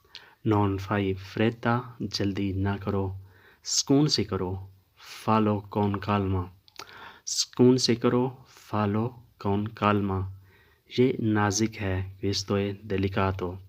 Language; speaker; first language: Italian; non-native, learner; Urdu